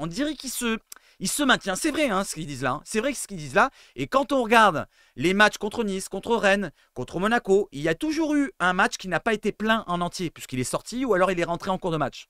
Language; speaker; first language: French; native; French